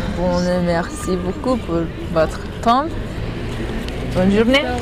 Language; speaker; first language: French; non-native, learner; Spanish